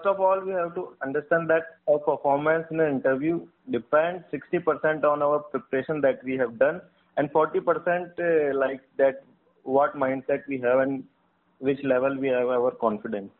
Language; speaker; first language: English; non-native, local second language; Hindi